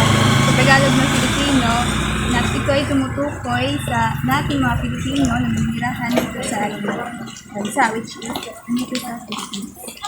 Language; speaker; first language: Filipino; non-native, local second language; Cebuano